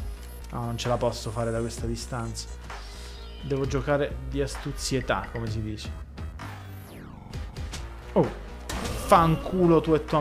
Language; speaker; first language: Italian; native; Italian